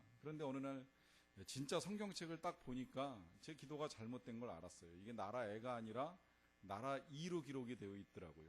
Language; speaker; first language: Korean; native; Korean